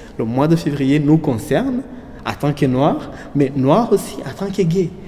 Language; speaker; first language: French; non-native, local second language; Kinyarwanda